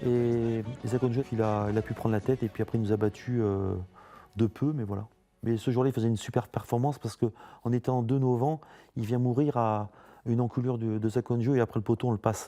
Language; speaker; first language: French; native; French